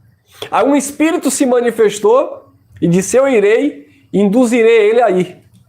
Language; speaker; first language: Portuguese; native; Portuguese